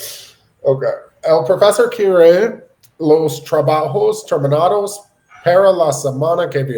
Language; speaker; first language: Spanish; non-native, learner; English